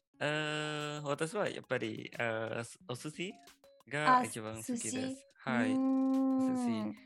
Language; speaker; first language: Japanese; non-native, fluent; Indonesian